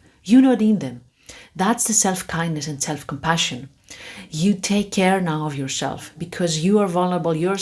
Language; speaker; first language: English; non-native, fluent; Greek